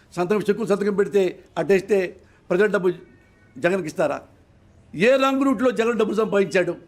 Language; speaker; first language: Telugu; native; Telugu